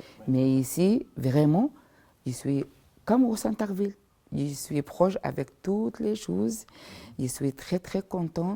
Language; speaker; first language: French; non-native, learner; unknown